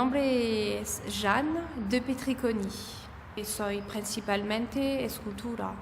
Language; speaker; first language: Spanish; non-native, fluent; French